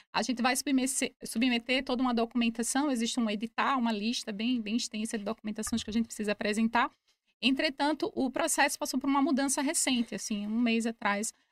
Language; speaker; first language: Portuguese; native; Portuguese